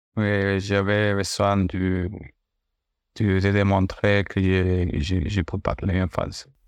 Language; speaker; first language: French; non-native, fluent; Spanish